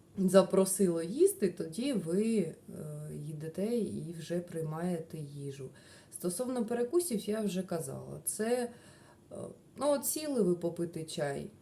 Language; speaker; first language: Ukrainian; non-native, local second language; Russian